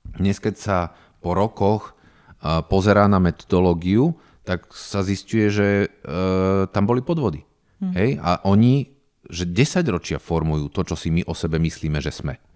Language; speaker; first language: Slovak; native; Slovak